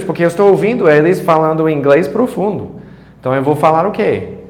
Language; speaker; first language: Portuguese; non-native, fluent; English